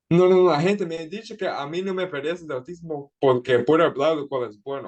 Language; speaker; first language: Spanish; early bilingual, heritage; Spanish